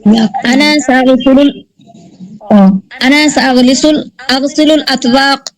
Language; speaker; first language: Arabic; non-native, learner; Bangla